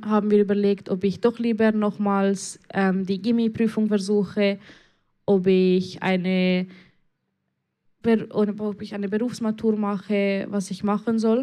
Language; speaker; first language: German; early bilingual, other home language; Spanish